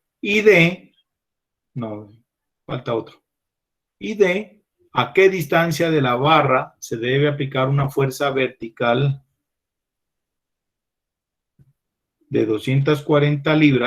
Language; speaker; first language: Spanish; native; Spanish